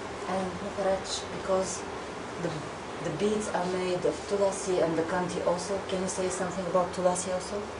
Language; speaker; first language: English; non-native, fluent; Bulgarian